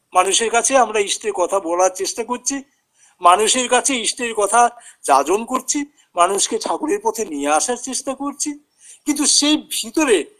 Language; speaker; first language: Bangla; native; Bangla